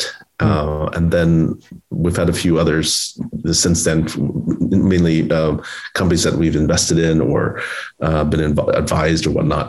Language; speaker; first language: English; native; English